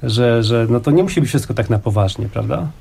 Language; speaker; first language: Polish; native; Polish